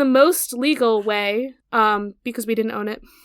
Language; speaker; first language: English; native; English